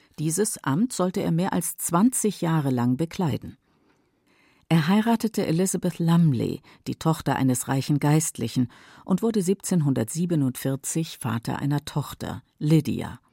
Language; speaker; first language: German; native; German